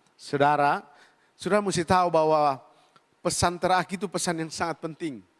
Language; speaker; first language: Indonesian; native; Indonesian